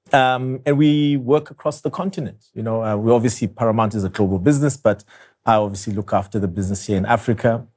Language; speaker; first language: English; non-native, local second language; Zulu